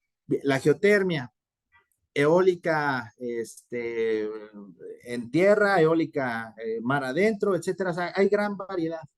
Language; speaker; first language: Spanish; native; Spanish